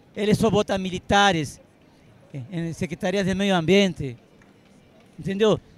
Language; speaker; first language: Portuguese; non-native, fluent; Arabic